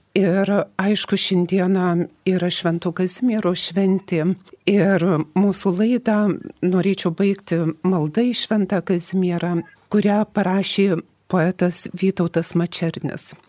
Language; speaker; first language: Lithuanian; native; Lithuanian